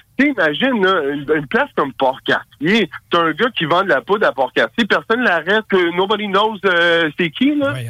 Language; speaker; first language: French; native; French